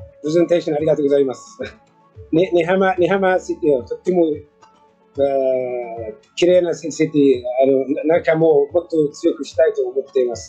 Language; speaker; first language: Japanese; non-native, learner; Arabic